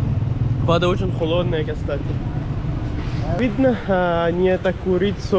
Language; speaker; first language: Russian; non-native, learner; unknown